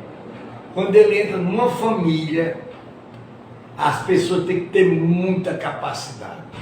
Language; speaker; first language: Portuguese; native; Portuguese